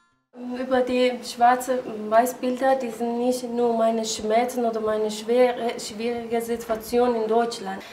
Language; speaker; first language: German; non-native, learner; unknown